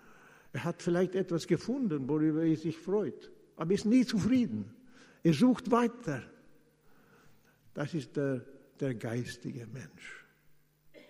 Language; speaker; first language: German; non-native, fluent; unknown